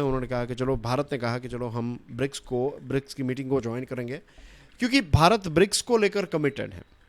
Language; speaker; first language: Hindi; native; Hindi